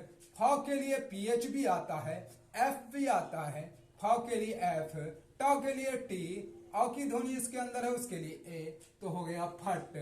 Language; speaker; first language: Hindi; native; Hindi